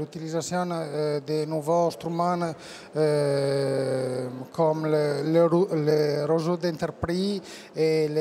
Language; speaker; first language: French; non-native, learner; Italian